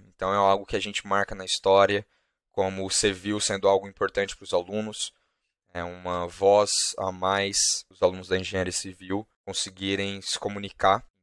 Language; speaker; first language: Portuguese; native; Portuguese